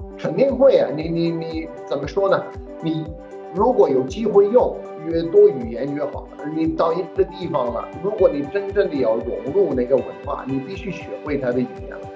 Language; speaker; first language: Chinese; non-native, fluent; English